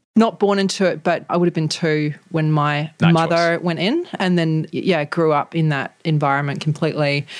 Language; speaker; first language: English; native; English